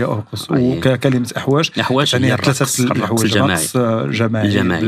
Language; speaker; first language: Arabic; native; Arabic